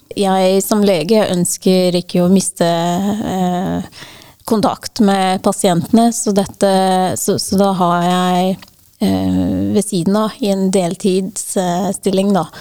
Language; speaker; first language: Norwegian; non-native, fluent; English